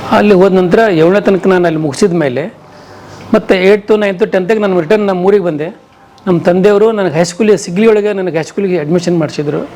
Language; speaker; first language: Kannada; native; Kannada